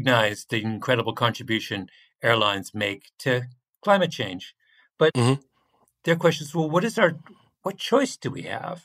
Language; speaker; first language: English; native; English